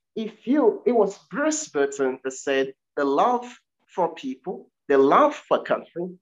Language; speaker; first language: English; non-native, local second language; Igbo